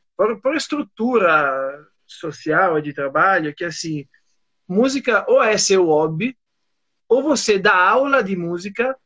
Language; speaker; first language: Portuguese; non-native, fluent; Italian